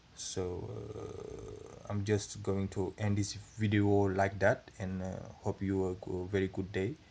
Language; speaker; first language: English; non-native, learner; Wolof